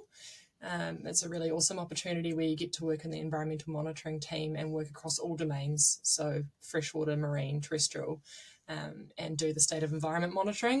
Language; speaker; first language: English; native; English